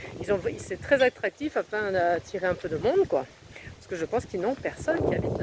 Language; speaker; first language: French; native; French